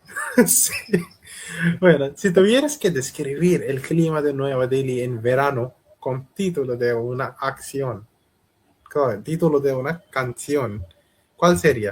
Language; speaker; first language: Spanish; non-native, learner; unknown